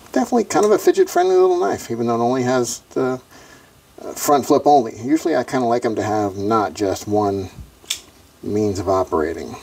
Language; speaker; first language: English; native; English